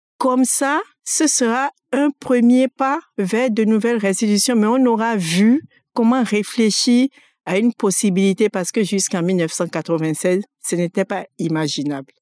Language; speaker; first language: French; non-native, local second language; Fon